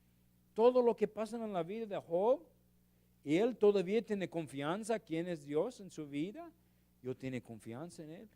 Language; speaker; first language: Spanish; non-native, learner; English